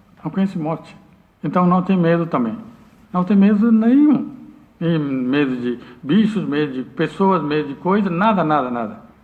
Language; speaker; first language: Portuguese; non-native, learner; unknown